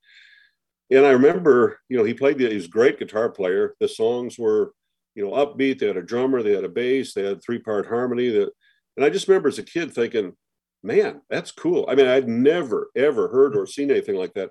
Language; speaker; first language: English; native; English